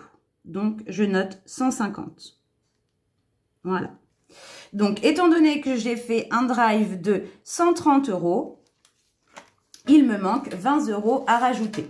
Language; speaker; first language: French; native; French